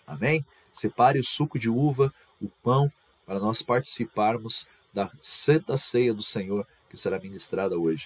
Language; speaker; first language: Portuguese; native; Portuguese